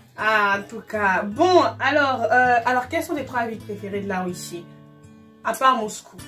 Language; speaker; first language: French; non-native, local second language; Lingala